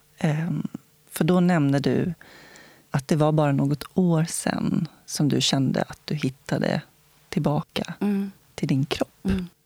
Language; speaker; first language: Swedish; native; Swedish